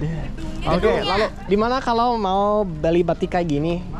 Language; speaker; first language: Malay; non-native, learner; English